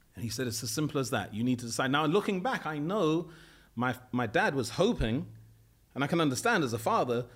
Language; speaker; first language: English; native; English